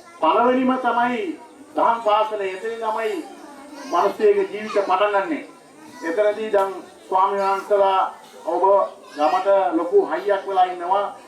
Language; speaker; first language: Sinhala; non-native, local second language; Tamil